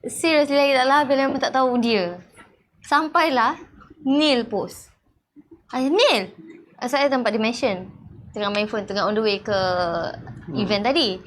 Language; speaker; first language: Malay; native; Malay